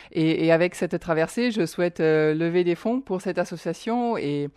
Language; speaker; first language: French; non-native, fluent; German